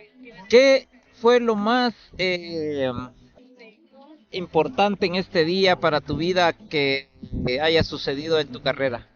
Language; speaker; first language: Spanish; native; Spanish